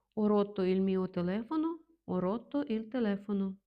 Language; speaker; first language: Italian; non-native, fluent; Ukrainian